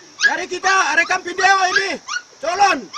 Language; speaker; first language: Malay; non-native, local second language; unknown